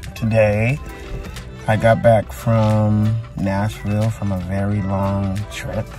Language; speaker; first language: English; native; English